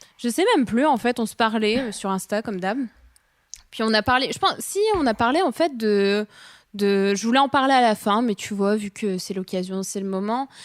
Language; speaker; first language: French; native; French